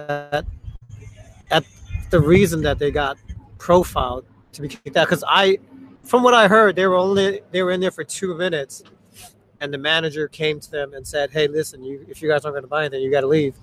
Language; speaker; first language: English; early bilingual, other home language; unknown